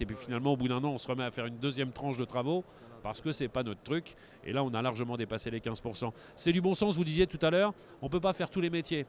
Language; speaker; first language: French; native; French